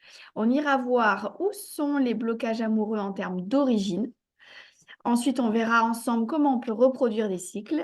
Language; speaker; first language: French; native; French